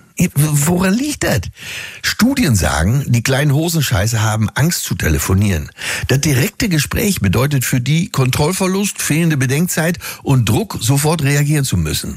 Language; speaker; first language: German; native; German